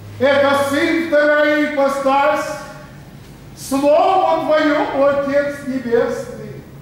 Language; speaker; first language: Russian; non-native, local second language; Ukrainian